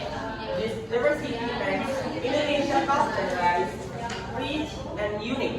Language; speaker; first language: English; non-native, learner; Indonesian